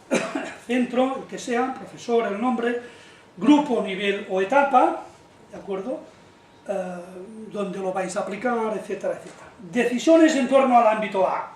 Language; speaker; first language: Spanish; native; Spanish